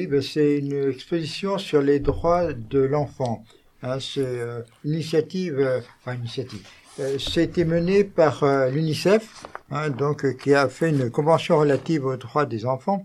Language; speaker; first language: French; native; French